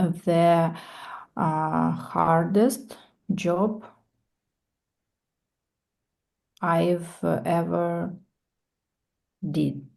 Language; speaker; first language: English; non-native, learner; Russian